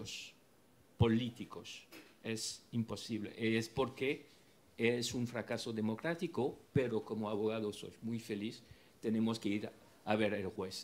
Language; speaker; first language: Spanish; non-native, fluent; French